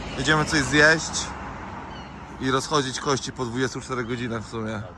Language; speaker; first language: Polish; native; Polish